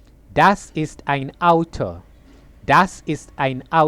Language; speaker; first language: German; non-native, fluent; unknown